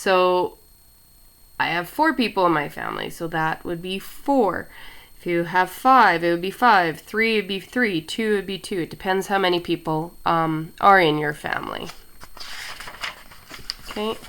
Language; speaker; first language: English; native; English